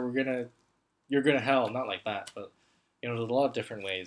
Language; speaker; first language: English; non-native, local second language; Cantonese